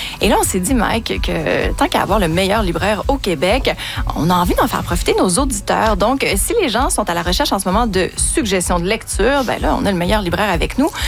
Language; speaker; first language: French; native; French